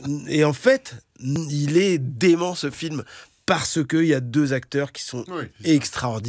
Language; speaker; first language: French; native; French